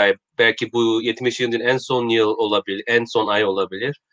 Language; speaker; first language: Turkish; non-native, learner; Korean